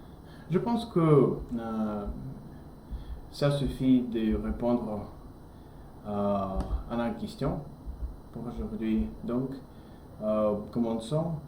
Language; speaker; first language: French; non-native, learner; English